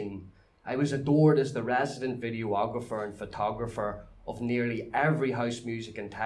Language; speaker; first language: English; native; English